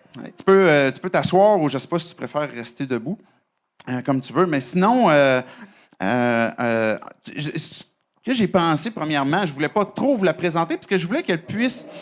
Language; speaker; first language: French; native; French